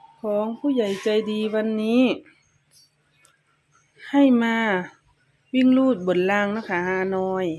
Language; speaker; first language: Thai; non-native, local second language; Lao